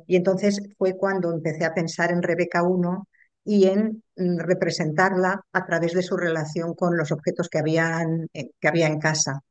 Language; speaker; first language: Spanish; native; Spanish